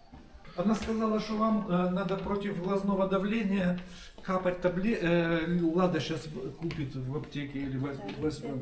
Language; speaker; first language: Russian; native; Russian